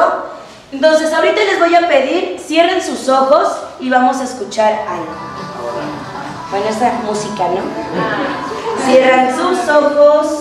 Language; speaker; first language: Spanish; native; Spanish